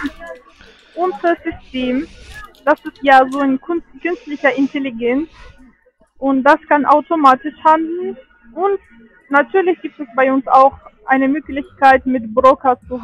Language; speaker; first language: German; non-native, fluent; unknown